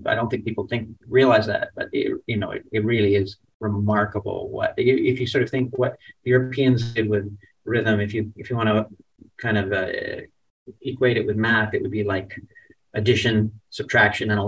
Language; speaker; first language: English; native; English